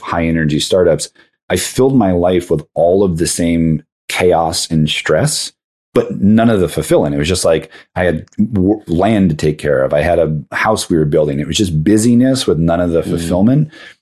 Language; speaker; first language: English; native; English